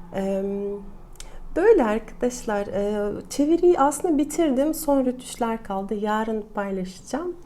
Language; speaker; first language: Turkish; non-native, fluent; Russian